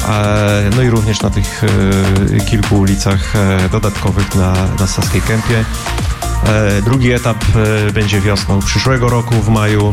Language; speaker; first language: Polish; native; Polish